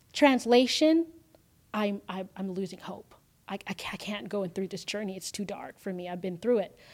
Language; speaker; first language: English; early bilingual, other home language; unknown